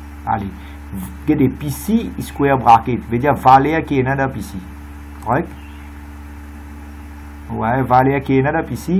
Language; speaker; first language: French; non-native, local second language; Morisyen